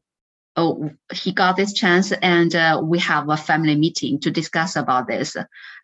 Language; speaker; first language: English; non-native, fluent; Chinese